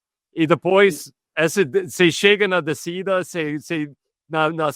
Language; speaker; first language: Portuguese; non-native, fluent; English